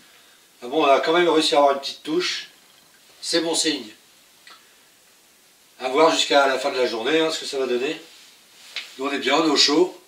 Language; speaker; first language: French; native; French